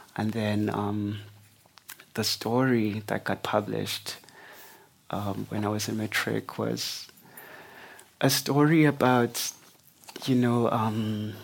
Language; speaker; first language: English; non-native, local second language; Xhosa